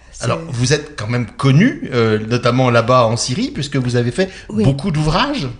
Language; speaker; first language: French; native; French